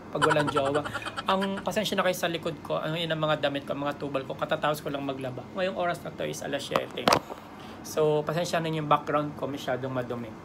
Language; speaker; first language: Filipino; native; Filipino